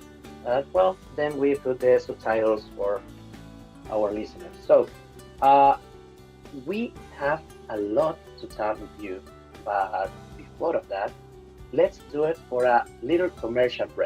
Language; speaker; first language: English; non-native, fluent; Spanish